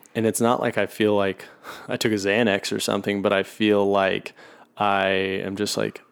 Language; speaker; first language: English; native; English